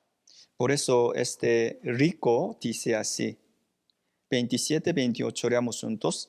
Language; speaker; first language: Spanish; non-native, fluent; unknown